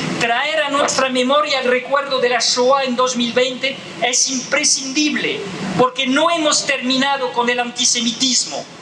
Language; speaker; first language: Spanish; non-native, fluent; French